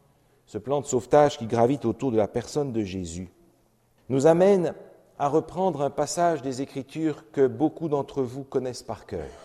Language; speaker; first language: French; native; French